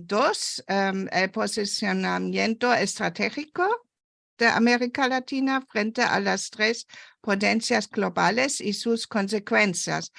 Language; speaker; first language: Spanish; non-native, fluent; German